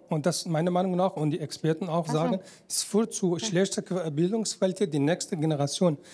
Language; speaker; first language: German; non-native, fluent; Arabic